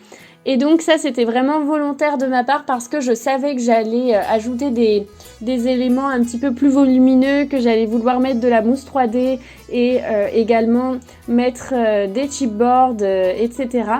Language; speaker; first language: French; native; French